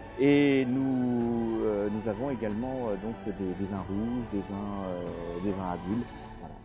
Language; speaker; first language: French; native; French